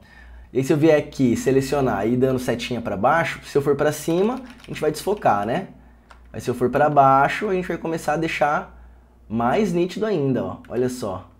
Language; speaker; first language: Portuguese; native; Portuguese